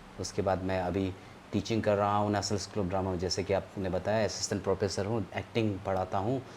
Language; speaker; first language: Hindi; non-native, local second language; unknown